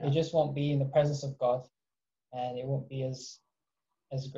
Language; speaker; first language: English; early bilingual, other home language; Portuguese